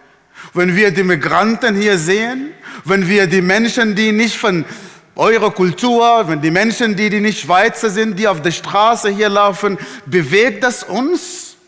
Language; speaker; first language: German; non-native, fluent; Arabic